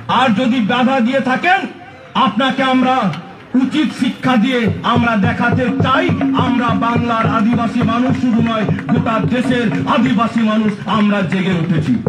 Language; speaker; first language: Bangla; non-native, local second language; Santali